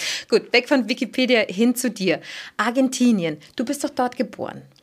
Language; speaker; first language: German; native; German